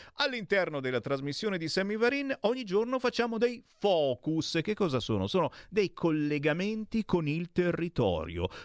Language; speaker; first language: Italian; native; Italian